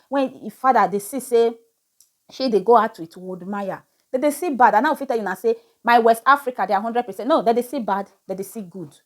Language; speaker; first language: Nigerian Pidgin; native; Nigerian Pidgin